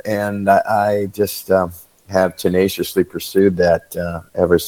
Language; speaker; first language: English; native; English